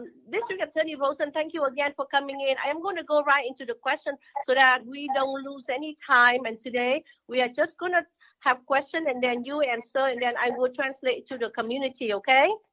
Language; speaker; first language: English; non-native, fluent; Vietnamese